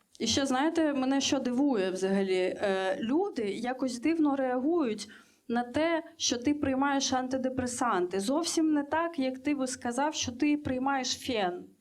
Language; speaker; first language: Ukrainian; native; Ukrainian